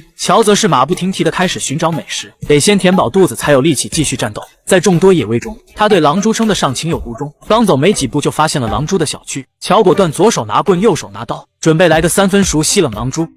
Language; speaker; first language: Chinese; native; Chinese